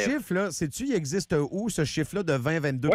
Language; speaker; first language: French; native; French